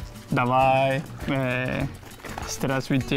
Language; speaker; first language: Russian; non-native, learner; Spanish